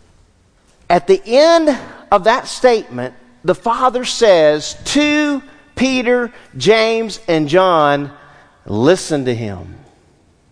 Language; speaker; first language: English; native; English